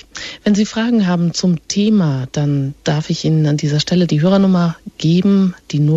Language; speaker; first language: German; native; German